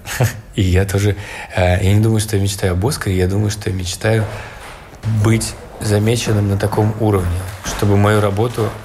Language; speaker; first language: Russian; native; Russian